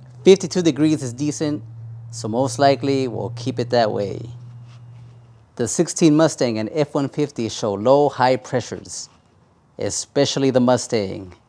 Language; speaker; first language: English; native; English